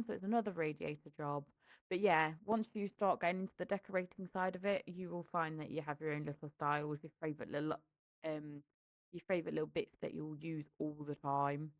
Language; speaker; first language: English; native; English